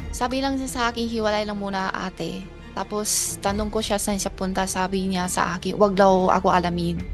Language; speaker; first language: Filipino; early bilingual, other home language; Chinese